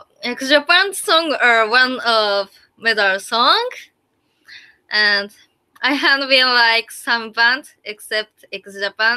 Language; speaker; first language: English; non-native, learner; Japanese